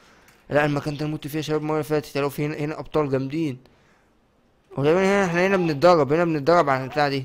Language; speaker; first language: Arabic; native; Arabic